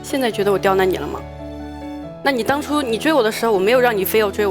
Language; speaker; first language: Chinese; native; Chinese